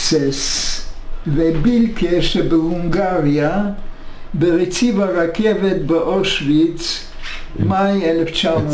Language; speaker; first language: Hebrew; non-native, fluent; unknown